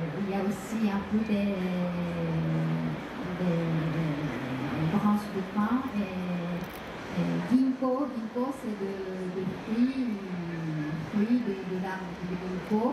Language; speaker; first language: French; non-native, fluent; Japanese